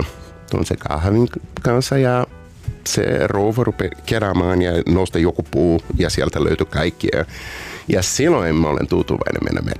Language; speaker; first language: Finnish; non-native, learner; Portuguese